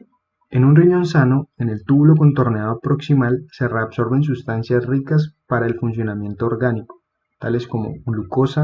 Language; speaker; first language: Spanish; native; Spanish